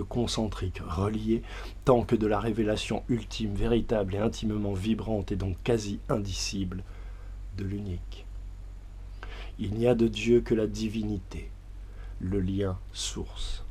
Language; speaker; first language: French; native; French